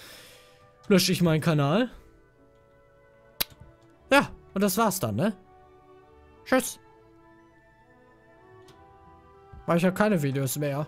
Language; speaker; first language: German; native; German